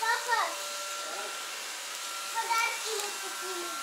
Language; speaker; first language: Russian; early bilingual, heritage; Russian